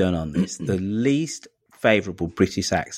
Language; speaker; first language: English; native; English